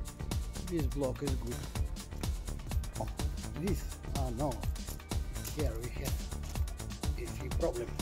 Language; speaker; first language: English; non-native, learner; Italian